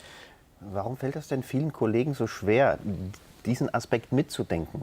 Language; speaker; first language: German; native; German